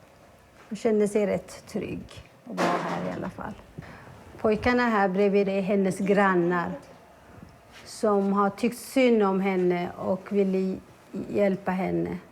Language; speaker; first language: Swedish; early bilingual, other home language; Amharic